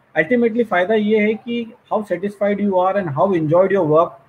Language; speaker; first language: Hindi; native; Hindi